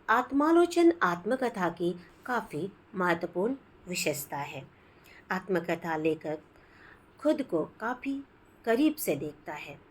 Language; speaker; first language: Hindi; non-native, local second language; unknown